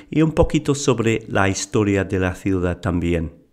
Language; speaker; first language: Spanish; non-native, fluent; English